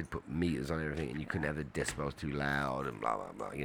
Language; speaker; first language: English; native; English